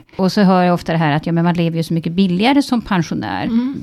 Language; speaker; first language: Swedish; native; Swedish